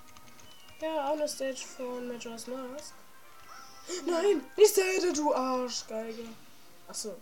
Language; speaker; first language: German; native; German